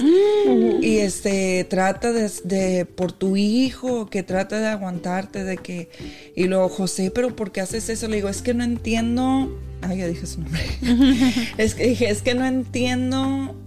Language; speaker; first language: Spanish; early bilingual, heritage; Spanish